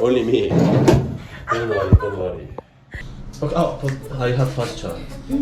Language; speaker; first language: English; non-native, learner; Korean